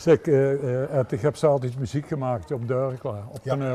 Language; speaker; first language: Dutch; native; Dutch